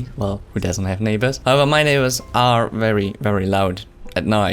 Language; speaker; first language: English; non-native, fluent; German